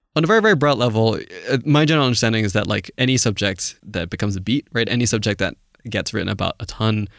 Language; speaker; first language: English; non-native, local second language; Chinese